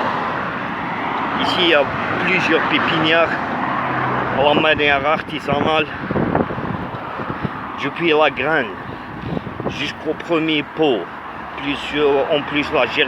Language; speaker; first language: French; non-native, local second language; Arabic